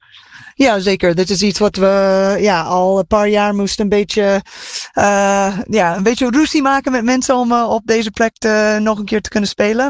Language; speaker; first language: Dutch; non-native, fluent; English